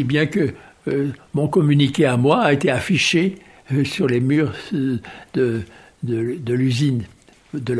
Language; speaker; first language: French; native; French